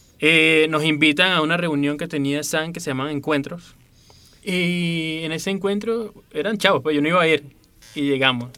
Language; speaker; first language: Spanish; native; Spanish